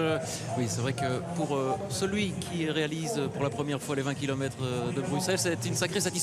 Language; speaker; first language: French; native; French